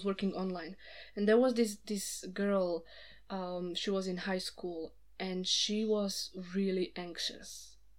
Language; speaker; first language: English; non-native, fluent; Slovak